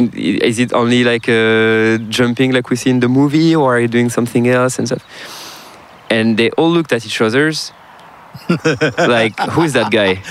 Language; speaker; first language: English; non-native, fluent; French